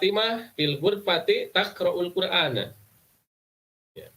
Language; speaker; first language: Arabic; non-native, fluent; Indonesian